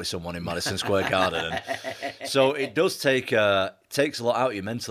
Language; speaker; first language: English; native; English